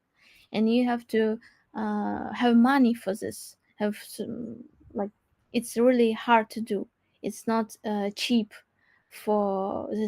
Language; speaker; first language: English; non-native, learner; Crimean Tatar